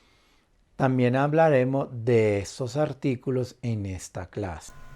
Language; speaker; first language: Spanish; non-native, fluent; Italian